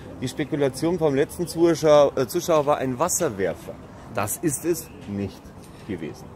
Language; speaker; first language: German; native; German